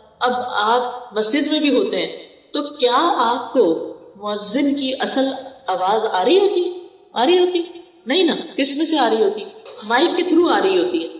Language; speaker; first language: Urdu; native; Urdu